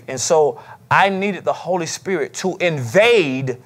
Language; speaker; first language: English; native; English